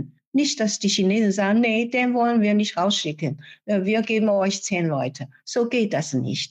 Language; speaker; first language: German; non-native, fluent; Chinese